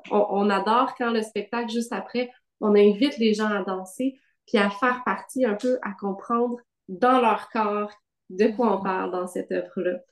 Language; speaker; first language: French; native; French